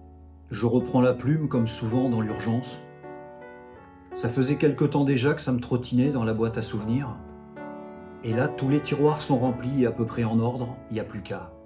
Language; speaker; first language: French; native; French